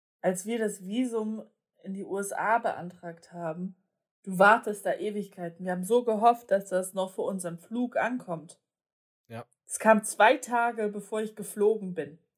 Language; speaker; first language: German; early bilingual, other home language; Polish